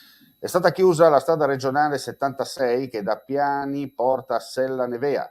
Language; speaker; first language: Italian; native; Italian